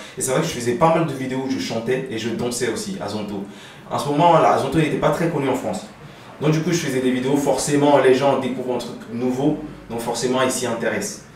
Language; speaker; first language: French; early bilingual, other home language; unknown